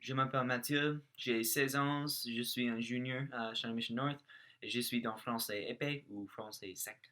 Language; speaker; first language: French; non-native, learner; English